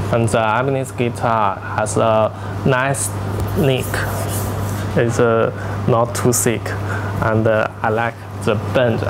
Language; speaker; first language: English; non-native, learner; Chinese